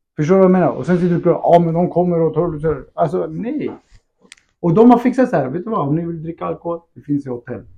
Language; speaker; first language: Swedish; early bilingual, other home language; Spanish